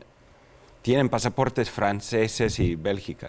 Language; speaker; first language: Spanish; non-native, fluent; English